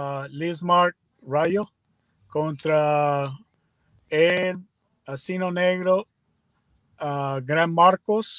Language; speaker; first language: Spanish; non-native, learner; English